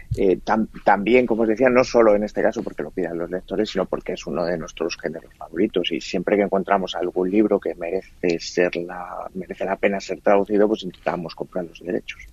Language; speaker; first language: Spanish; native; Spanish